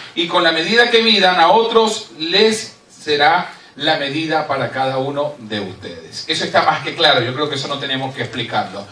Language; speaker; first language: Spanish; native; Spanish